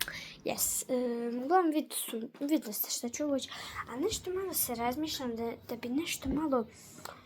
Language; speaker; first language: Bosnian; early bilingual, heritage; Bosnian